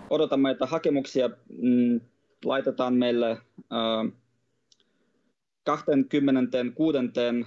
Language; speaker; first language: Finnish; non-native, fluent; Russian